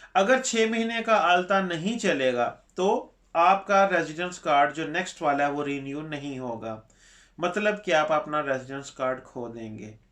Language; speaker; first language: Urdu; non-native, local second language; Punjabi